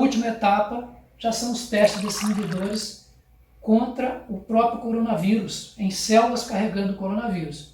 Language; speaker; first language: Portuguese; native; Portuguese